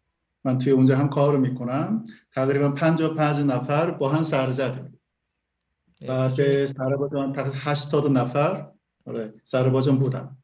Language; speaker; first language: Persian; non-native, learner; Korean